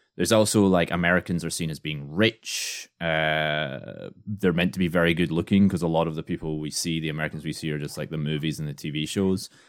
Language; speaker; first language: English; native; English